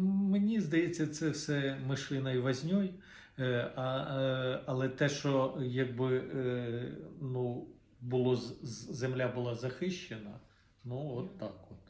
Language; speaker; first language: Ukrainian; non-native, local second language; Russian